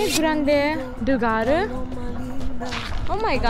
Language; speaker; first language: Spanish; non-native, learner; Japanese